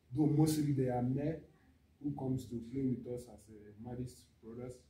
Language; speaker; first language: English; non-native, local second language; Igbo